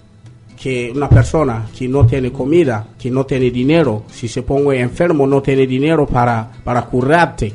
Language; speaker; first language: Spanish; non-native, learner; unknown